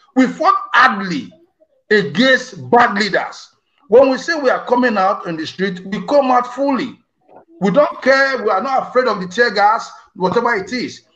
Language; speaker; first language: English; non-native, local second language; Bini